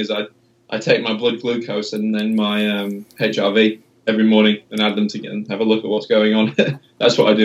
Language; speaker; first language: English; native; English